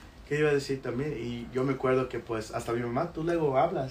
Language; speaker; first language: Spanish; early bilingual, heritage; Spanish